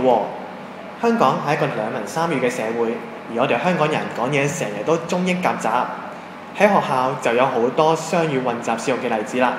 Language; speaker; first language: Chinese; non-native, local second language; Cantonese